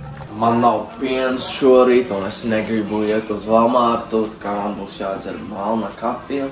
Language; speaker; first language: Latvian; early bilingual, heritage; English